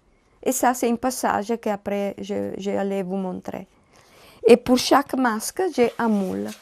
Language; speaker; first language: French; non-native, learner; Italian